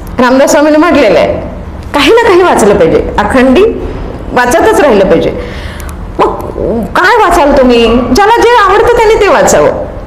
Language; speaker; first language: Marathi; native; Marathi